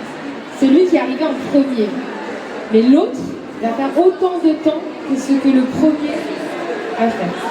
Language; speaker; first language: French; native; French